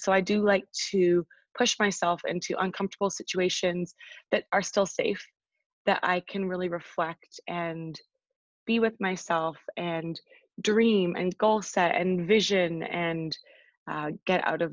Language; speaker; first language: English; native; English